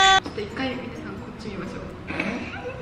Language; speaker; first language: Japanese; non-native, fluent; Mongolian